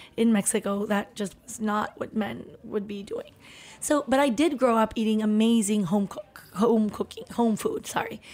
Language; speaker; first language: English; early bilingual, other home language; Spanish